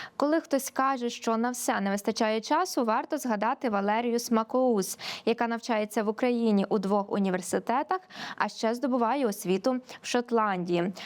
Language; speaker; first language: Ukrainian; native; Ukrainian